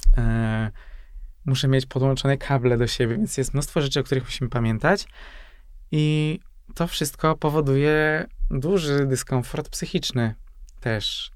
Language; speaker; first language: Polish; non-native, fluent; Hungarian